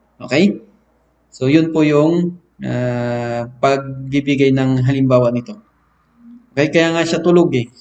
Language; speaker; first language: Filipino; non-native, local second language; Maranao